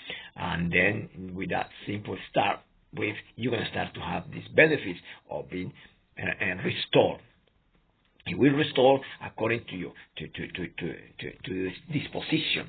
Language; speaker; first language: English; non-native, fluent; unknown